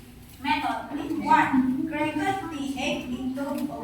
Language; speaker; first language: English; non-native, learner; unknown